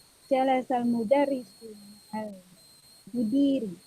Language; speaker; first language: Arabic; non-native, learner; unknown